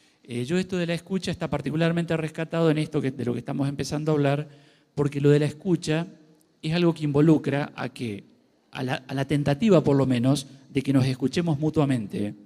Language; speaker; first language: Spanish; native; Spanish